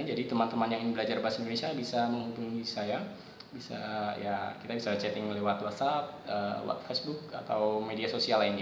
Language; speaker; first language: Indonesian; non-native, local second language; Javanese